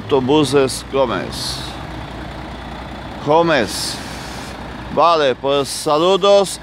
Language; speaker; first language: Spanish; non-native, fluent; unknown